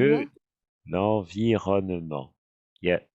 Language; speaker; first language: French; non-native, fluent; English